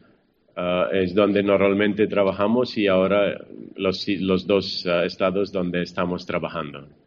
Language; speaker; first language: Spanish; non-native, fluent; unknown